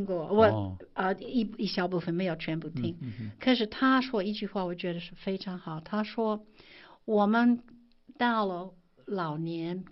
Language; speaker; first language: Chinese; non-native, fluent; English